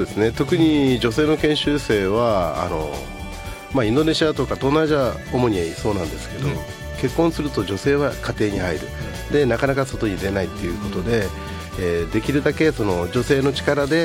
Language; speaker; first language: Japanese; native; Japanese